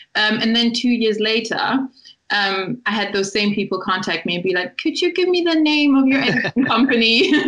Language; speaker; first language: English; non-native, fluent; German